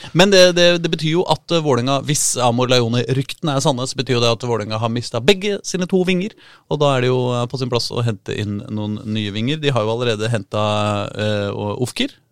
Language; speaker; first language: Norwegian; native; Norwegian